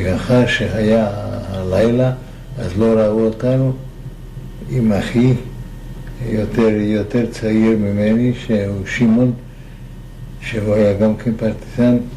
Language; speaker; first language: Hebrew; non-native, fluent; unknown